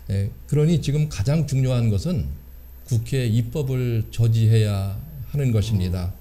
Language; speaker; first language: Korean; native; Korean